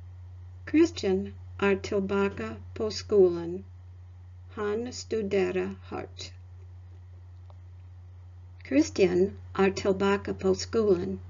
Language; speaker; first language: Norwegian; non-native, learner; English